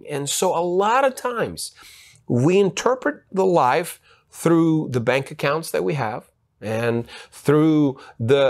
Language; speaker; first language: English; non-native, fluent; Ukrainian